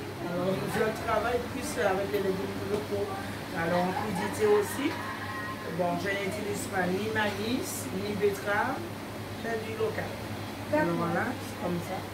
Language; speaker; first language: French; non-native, local second language; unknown